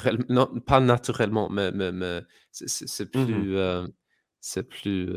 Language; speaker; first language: French; non-native, learner; English